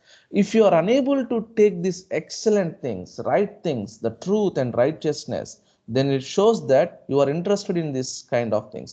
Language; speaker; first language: English; non-native, local second language; Telugu